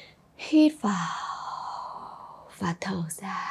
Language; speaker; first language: Vietnamese; native; Vietnamese